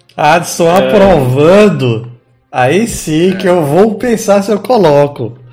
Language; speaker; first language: Portuguese; native; Portuguese